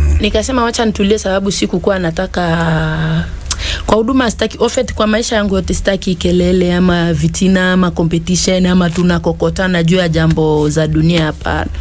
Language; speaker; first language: Swahili; non-native, local second language; Lingala